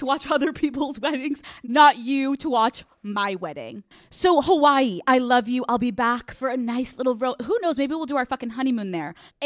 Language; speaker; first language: English; native; English